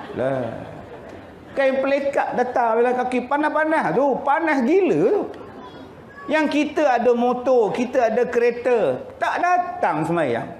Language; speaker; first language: Malay; native; Malay